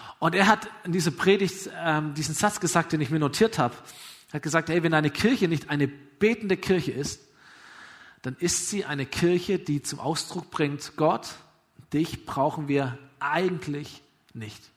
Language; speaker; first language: German; native; German